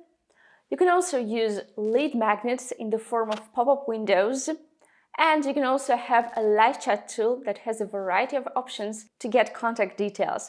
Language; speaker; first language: English; non-native, fluent; Russian